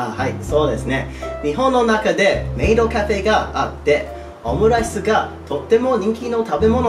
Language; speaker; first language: Japanese; non-native, learner; English